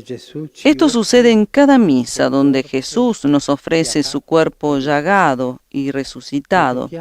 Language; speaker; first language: Spanish; native; Spanish